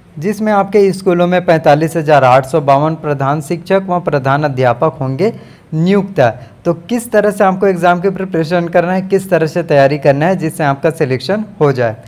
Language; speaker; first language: Hindi; native; Hindi